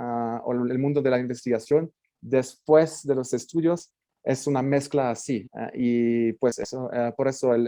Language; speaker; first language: Spanish; non-native, fluent; French